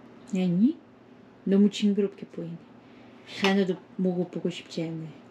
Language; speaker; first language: Korean; non-native, learner; Russian